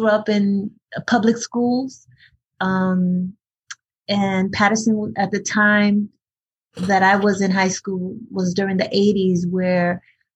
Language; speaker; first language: English; early bilingual, other home language; Spanish